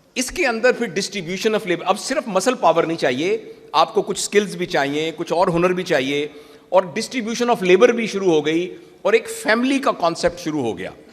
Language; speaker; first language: Urdu; native; Urdu